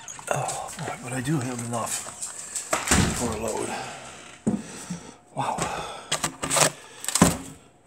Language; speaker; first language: English; native; English